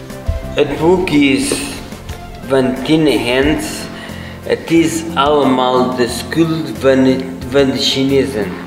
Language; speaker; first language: Dutch; non-native, learner; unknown